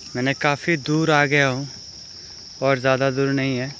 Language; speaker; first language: Hindi; non-native, local second language; Bangla